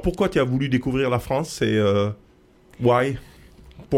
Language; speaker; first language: French; native; French